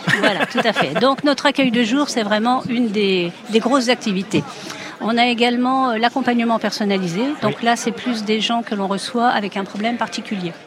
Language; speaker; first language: French; native; French